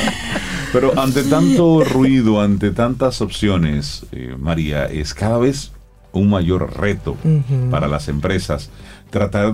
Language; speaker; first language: Spanish; native; Spanish